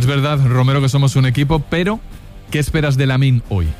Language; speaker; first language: Spanish; native; Spanish